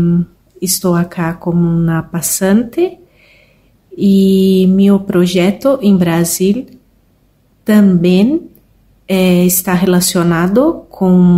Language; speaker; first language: Spanish; non-native, learner; Portuguese